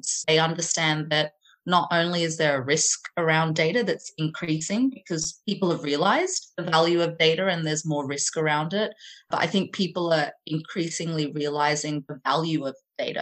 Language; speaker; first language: English; native; English